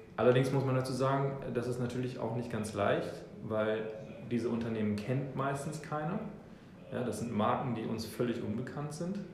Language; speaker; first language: German; early bilingual, other home language; English